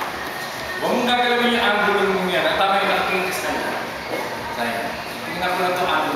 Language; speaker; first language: Filipino; native; Filipino